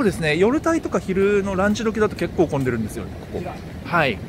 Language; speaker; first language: Japanese; native; Japanese